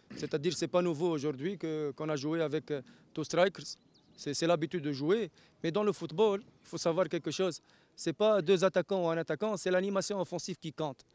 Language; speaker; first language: French; non-native, local second language; Arabic